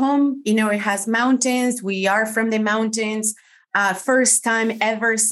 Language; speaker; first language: English; non-native, fluent; Spanish